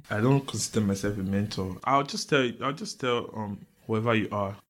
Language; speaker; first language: English; non-native, local second language; Bini